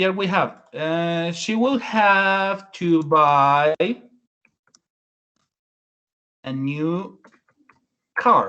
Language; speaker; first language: English; non-native, learner; Spanish